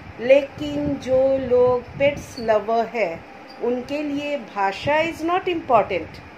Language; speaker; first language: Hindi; non-native, local second language; Bangla